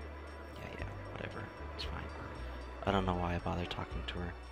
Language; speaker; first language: English; native; English